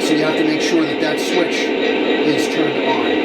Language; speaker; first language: English; native; English